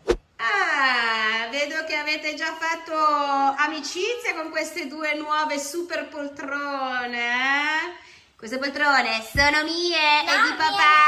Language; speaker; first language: Italian; native; Italian